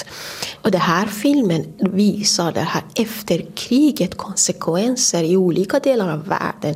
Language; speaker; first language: Swedish; non-native, fluent; Persian